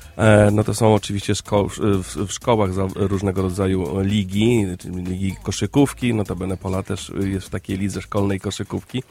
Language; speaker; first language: Polish; native; Polish